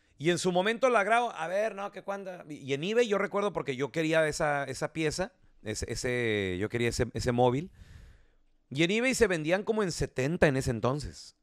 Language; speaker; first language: Spanish; native; Spanish